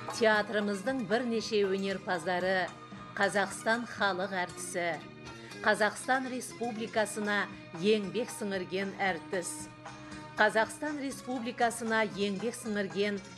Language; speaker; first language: Kazakh; non-native, local second language; Uyghur